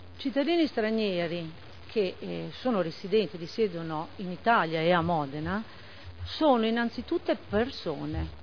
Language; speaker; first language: Italian; native; Italian